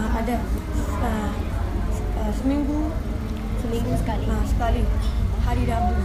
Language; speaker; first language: Indonesian; early bilingual, other home language; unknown